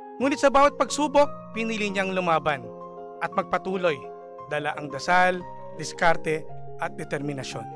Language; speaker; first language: Filipino; native; Filipino